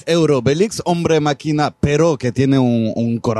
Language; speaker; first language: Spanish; non-native, fluent; French